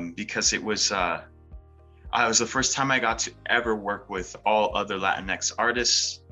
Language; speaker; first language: English; early bilingual, other home language; Spanish